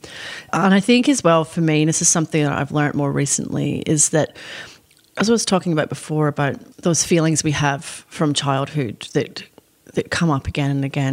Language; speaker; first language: English; native; English